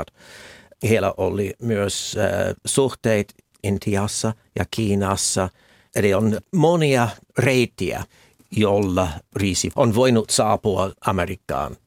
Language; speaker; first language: Finnish; non-native, fluent; English